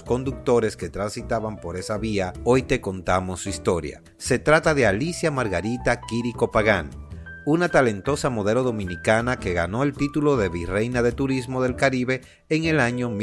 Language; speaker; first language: Spanish; native; Spanish